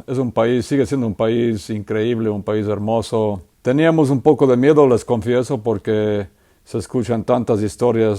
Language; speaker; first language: Spanish; native; Spanish